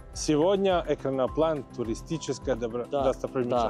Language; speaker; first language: Russian; non-native, learner; Serbian